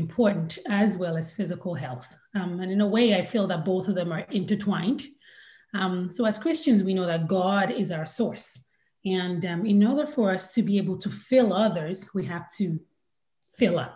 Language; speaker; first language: English; non-native, local second language; Yoruba